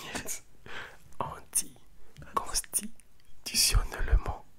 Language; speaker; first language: Russian; non-native, learner; French